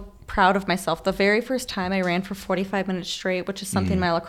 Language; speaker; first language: English; native; English